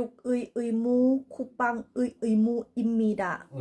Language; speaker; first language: Korean; non-native, learner; Thai